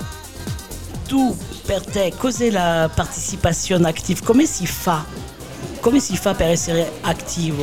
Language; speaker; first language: Italian; non-native, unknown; French